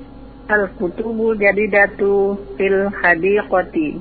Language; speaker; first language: Arabic; non-native, learner; Indonesian